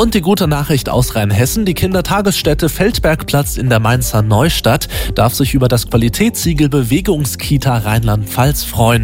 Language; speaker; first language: German; native; German